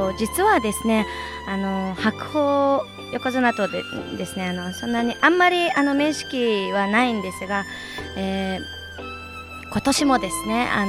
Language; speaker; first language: Japanese; non-native, fluent; Mongolian